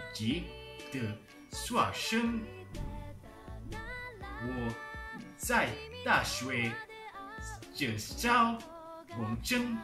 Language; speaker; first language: Chinese; non-native, learner; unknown